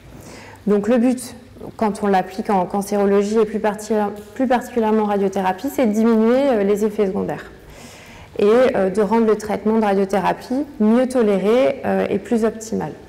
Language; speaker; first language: French; native; French